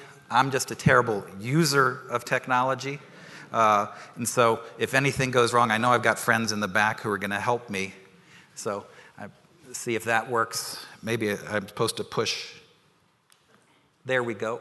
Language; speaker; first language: English; native; English